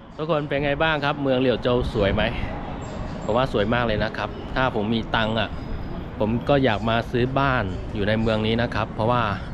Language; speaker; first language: Thai; non-native, fluent; Chinese